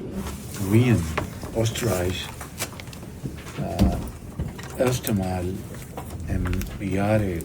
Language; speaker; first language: German; non-native, learner; Urdu